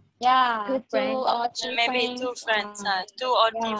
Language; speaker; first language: English; non-native, learner; Malay